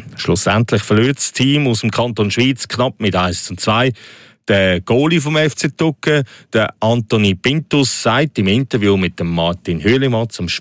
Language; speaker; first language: German; native; German